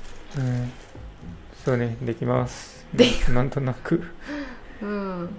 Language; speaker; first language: Japanese; non-native, learner; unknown